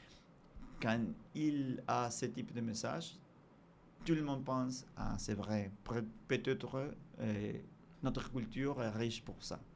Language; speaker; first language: French; non-native, fluent; Spanish